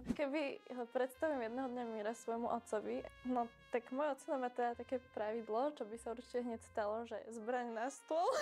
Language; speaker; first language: Slovak; non-native, fluent; Albanian